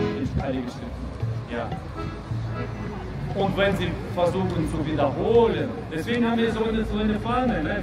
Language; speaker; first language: German; non-native, fluent; Russian